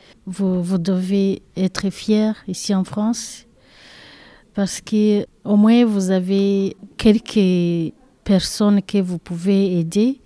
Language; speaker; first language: French; non-native, learner; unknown